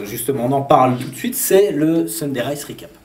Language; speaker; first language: French; native; French